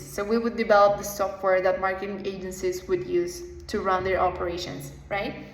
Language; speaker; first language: English; non-native, fluent; Spanish